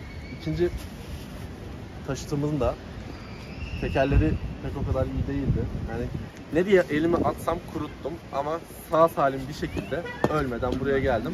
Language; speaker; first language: Turkish; native; Turkish